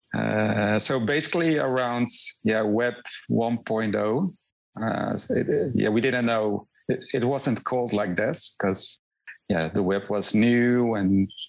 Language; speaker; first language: English; non-native, fluent; Dutch